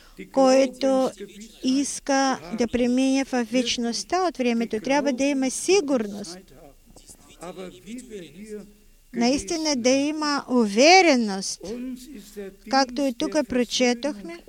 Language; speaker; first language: Bulgarian; non-native, fluent; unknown